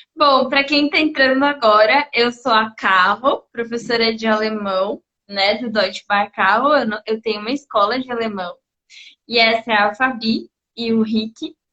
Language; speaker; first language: Portuguese; native; Portuguese